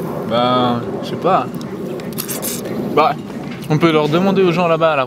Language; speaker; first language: French; native; French